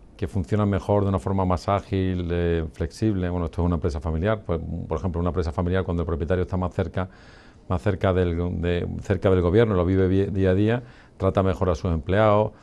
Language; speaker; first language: Spanish; native; Spanish